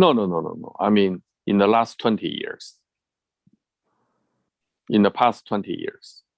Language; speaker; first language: English; non-native, fluent; Chinese